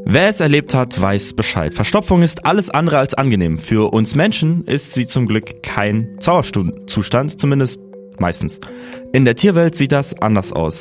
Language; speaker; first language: German; native; German